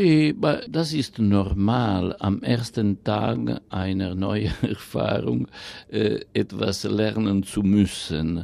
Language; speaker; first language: German; non-native, fluent; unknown